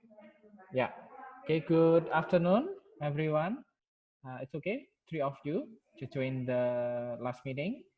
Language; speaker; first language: English; non-native, local second language; Indonesian